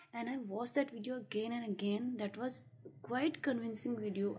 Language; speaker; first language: Hindi; native; Hindi